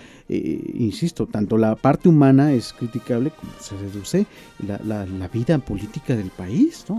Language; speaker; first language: Spanish; native; Spanish